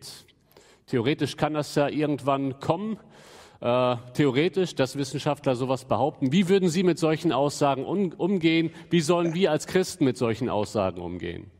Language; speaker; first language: German; native; German